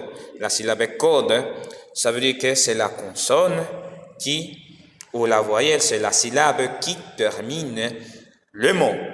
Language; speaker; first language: French; non-native, learner; Spanish